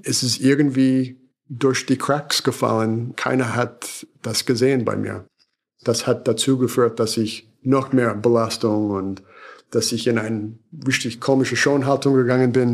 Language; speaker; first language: German; non-native, fluent; English